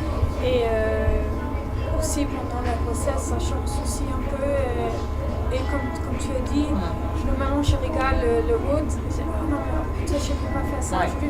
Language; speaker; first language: French; non-native, learner; Danish